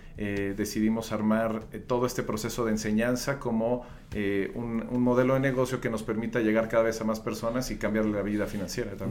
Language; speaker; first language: Spanish; native; Spanish